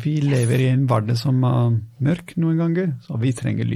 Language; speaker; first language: Norwegian; non-native, fluent; Italian